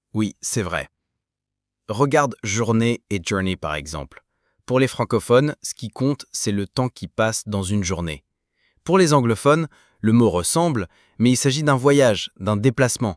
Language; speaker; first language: French; native; French